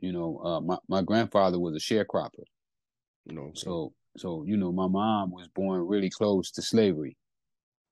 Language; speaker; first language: English; native; English